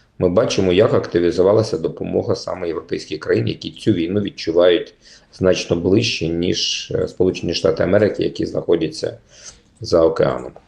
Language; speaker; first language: Ukrainian; native; Ukrainian